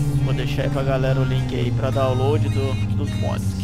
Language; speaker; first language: Portuguese; native; Portuguese